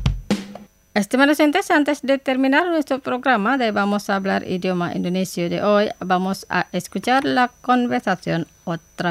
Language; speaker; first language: Spanish; non-native, fluent; Indonesian